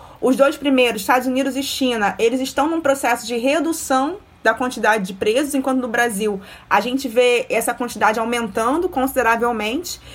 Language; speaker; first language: Portuguese; native; Portuguese